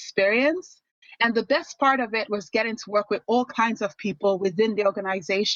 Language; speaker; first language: English; non-native, local second language; Yoruba